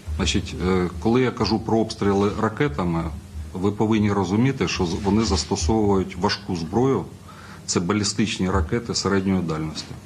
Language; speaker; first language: Ukrainian; native; Ukrainian